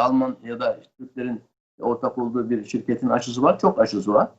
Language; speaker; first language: Turkish; native; Turkish